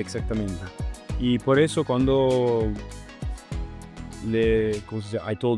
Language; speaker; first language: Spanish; non-native, learner; Italian